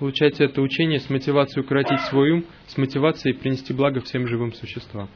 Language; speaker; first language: Russian; native; Russian